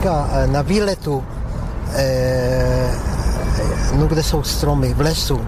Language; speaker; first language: Czech; non-native, local second language; Slovak